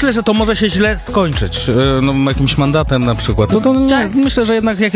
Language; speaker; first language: Polish; native; Polish